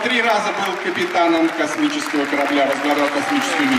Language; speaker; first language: Russian; native; Russian